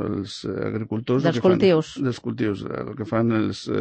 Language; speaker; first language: Catalan; non-native, local second language; Spanish